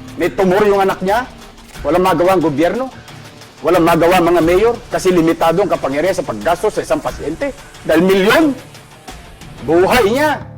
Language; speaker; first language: Filipino; native; Filipino